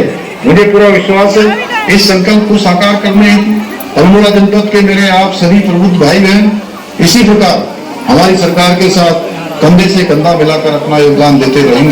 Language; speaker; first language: Hindi; native; Hindi